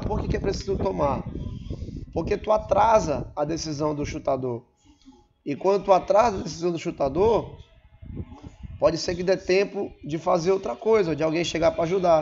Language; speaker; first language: Portuguese; native; Portuguese